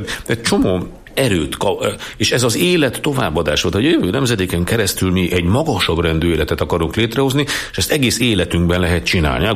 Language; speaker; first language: Hungarian; native; Hungarian